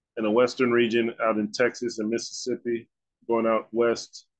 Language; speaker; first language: English; native; English